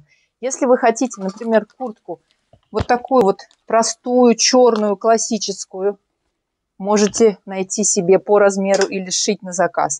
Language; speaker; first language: Russian; native; Russian